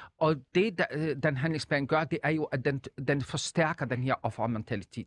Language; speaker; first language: Danish; non-native, fluent; Arabic